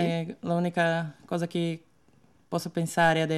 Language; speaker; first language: Italian; non-native, learner; Portuguese